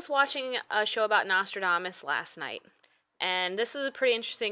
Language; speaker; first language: English; native; English